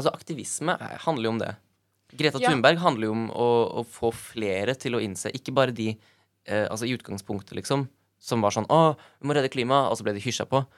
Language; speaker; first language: Norwegian; native; Norwegian